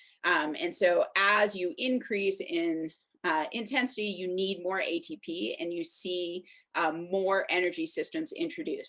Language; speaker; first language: English; native; English